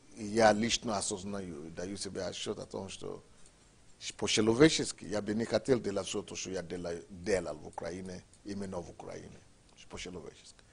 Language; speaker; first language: Russian; non-native, fluent; Yoruba